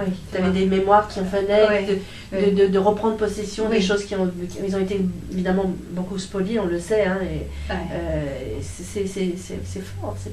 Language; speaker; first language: French; native; French